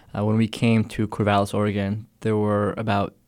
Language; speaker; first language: English; early bilingual, other home language; Arabic